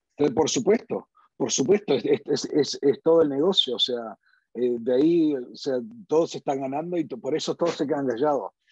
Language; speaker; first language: Spanish; early bilingual, heritage; Spanish